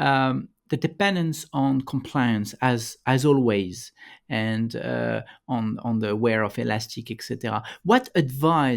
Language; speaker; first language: English; non-native, fluent; French